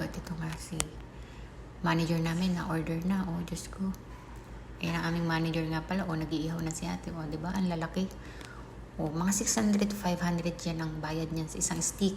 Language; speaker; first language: Filipino; native; Filipino